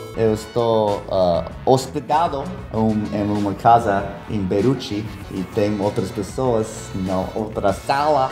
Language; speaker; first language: Portuguese; non-native, fluent; English